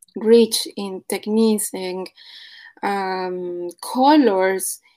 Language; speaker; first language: English; non-native, fluent; Spanish